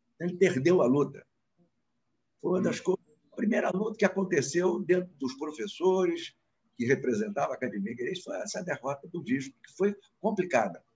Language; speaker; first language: Portuguese; native; Portuguese